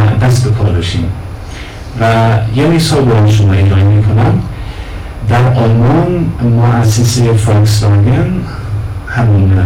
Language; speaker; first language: Persian; non-native, fluent; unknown